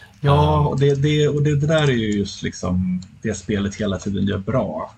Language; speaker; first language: Swedish; native; Swedish